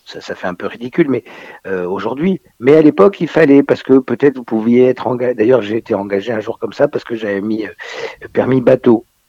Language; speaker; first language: French; native; French